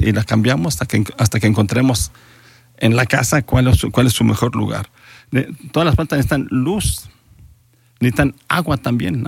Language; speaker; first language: Spanish; native; Spanish